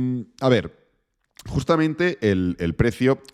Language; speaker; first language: Spanish; native; Spanish